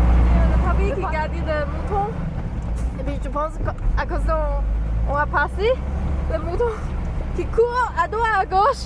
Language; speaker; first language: French; non-native, learner; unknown